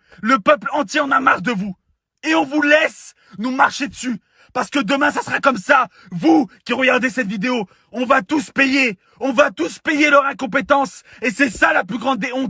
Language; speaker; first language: French; native; French